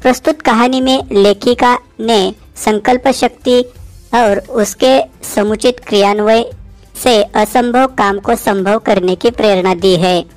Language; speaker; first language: Hindi; non-native, local second language; Marathi